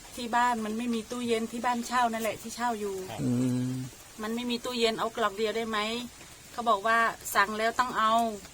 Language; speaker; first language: Thai; native; Thai